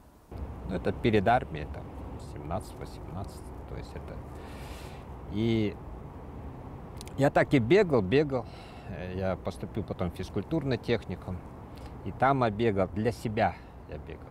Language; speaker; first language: Russian; native; Russian